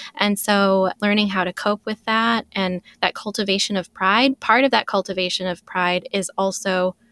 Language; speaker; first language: English; early bilingual, other home language; Filipino